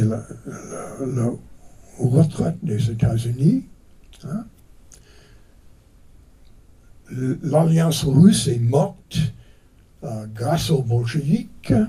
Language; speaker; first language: French; non-native, fluent; English